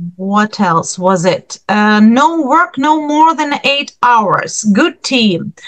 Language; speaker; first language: English; non-native, fluent; Ukrainian